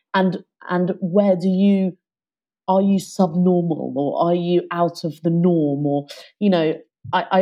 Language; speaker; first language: English; native; English